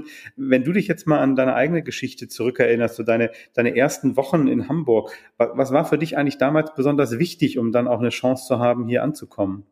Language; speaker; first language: German; native; German